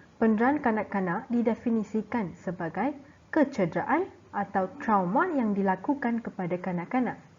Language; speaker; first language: Malay; non-native, local second language; Tamil